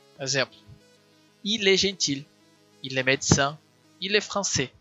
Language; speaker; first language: French; non-native, learner; Portuguese